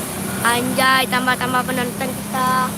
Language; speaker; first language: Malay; non-native, local second language; Minangkabau